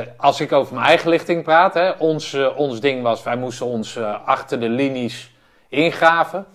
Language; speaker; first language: Dutch; native; Dutch